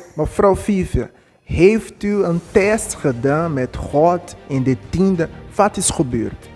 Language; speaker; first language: Dutch; non-native, fluent; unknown